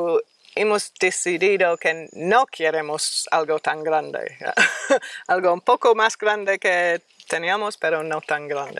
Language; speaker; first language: Spanish; non-native, fluent; English